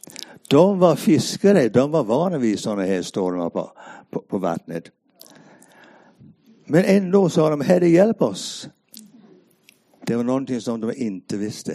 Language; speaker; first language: Swedish; non-native, fluent; English